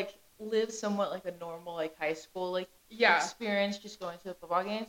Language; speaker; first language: English; early bilingual, other home language; Spanish